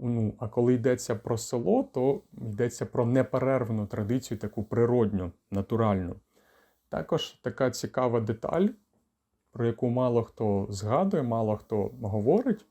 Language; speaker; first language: Ukrainian; native; Ukrainian